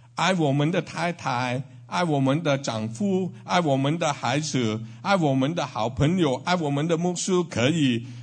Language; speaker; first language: Chinese; non-native, learner; Cantonese